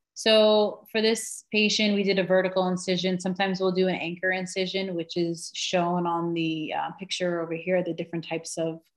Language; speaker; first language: English; native; English